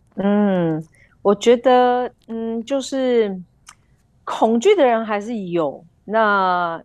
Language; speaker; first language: Chinese; native; Chinese